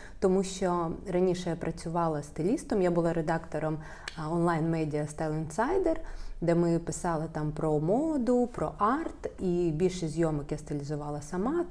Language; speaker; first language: Ukrainian; non-native, local second language; Russian